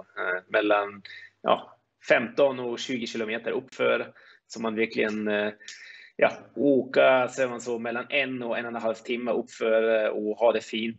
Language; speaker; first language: Swedish; non-native, fluent; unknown